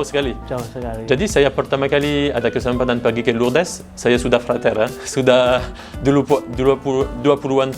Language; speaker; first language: Indonesian; non-native, fluent; French